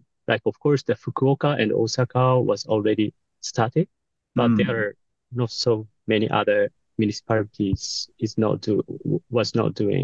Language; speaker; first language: English; non-native, fluent; Japanese